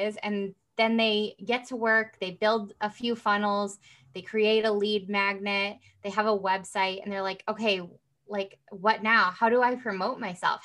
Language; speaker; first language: English; native; English